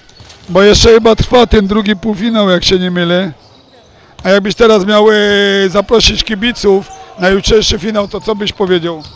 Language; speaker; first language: Polish; native; Polish